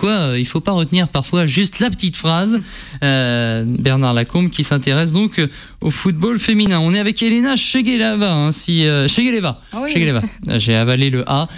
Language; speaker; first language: French; native; French